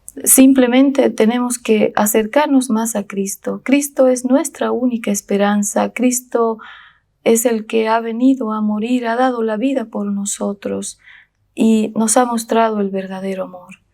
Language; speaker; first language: Spanish; native; Spanish